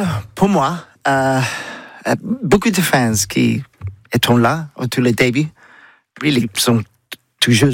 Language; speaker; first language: French; non-native, learner; English